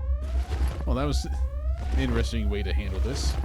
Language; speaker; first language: English; native; English